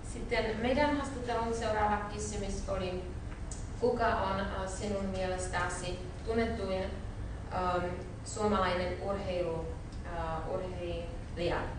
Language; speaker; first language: Finnish; non-native, learner; Czech